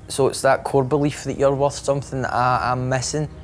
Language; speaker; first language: English; native; English